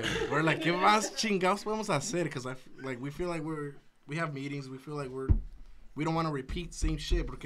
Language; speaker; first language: English; early bilingual, other home language; Spanish